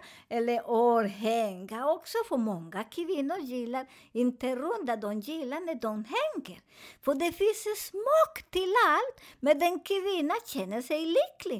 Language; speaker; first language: Swedish; non-native, learner; Spanish